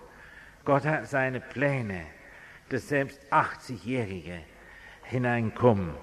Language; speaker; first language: German; non-native, fluent; English